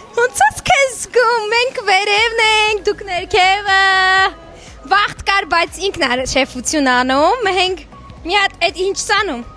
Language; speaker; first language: Armenian; native; Armenian